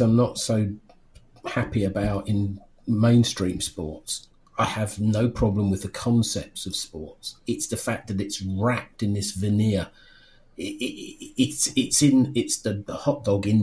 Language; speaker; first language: English; native; English